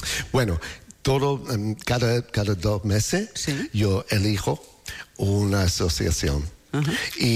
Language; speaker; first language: Spanish; non-native, fluent; English